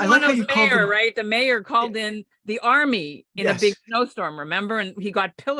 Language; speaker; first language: English; native; English